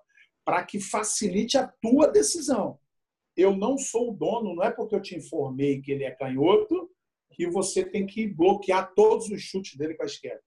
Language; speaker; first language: Portuguese; native; Portuguese